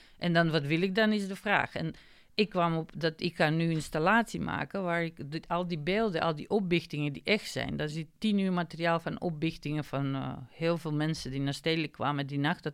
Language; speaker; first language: Dutch; non-native, fluent; Macedonian